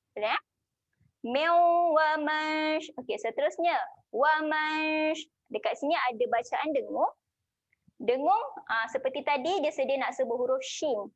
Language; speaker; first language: Malay; native; Malay